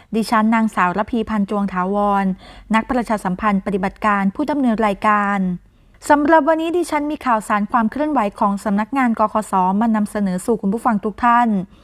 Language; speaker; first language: Thai; native; Thai